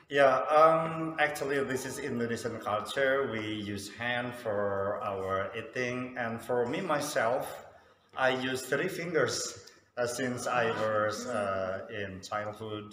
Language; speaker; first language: English; non-native, fluent; Sundanese